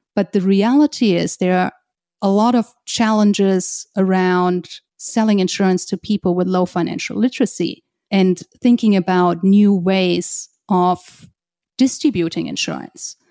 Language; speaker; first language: English; non-native, fluent; German